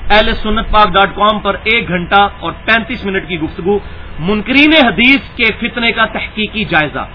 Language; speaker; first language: Urdu; non-native, local second language; Punjabi